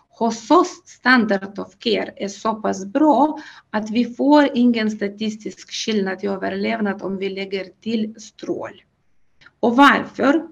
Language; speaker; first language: Swedish; non-native, fluent; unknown